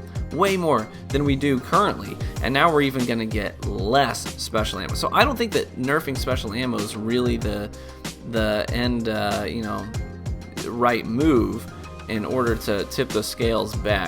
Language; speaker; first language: English; native; English